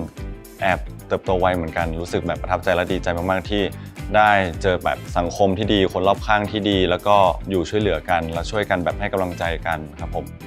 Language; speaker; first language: Thai; native; Thai